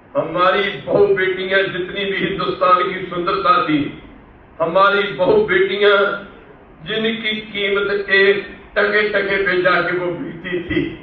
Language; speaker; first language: Urdu; non-native, local second language; Punjabi